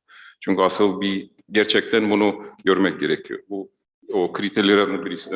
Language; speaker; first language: Turkish; non-native, fluent; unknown